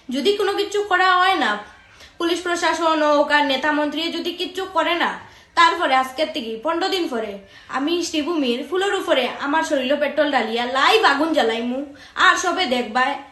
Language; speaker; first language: Bangla; native; Bangla